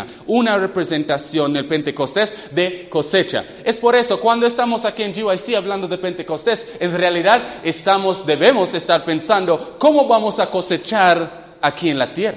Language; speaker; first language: Spanish; non-native, fluent; English